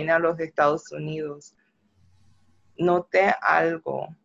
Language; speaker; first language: Spanish; early bilingual, other home language; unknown